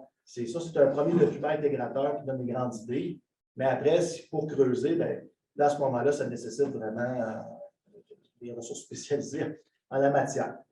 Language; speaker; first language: French; native; French